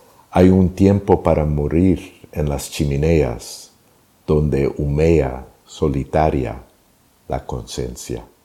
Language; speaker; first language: Spanish; native; Spanish